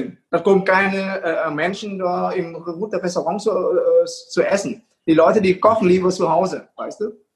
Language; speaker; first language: German; non-native, fluent; Vietnamese